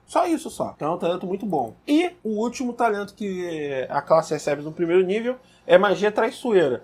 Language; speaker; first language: Portuguese; native; Portuguese